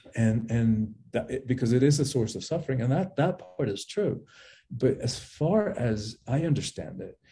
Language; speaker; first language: English; early bilingual, other home language; Spanish